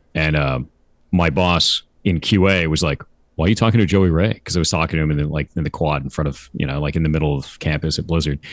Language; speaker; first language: English; native; English